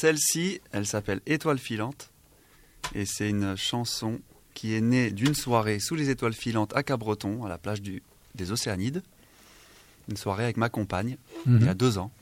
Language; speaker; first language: French; native; French